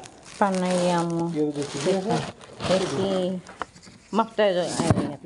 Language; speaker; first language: Greek; non-native, learner; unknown